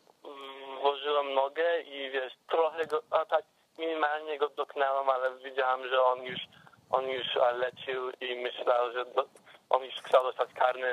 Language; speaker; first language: Polish; early bilingual, heritage; English